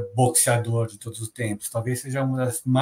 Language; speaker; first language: Portuguese; native; Portuguese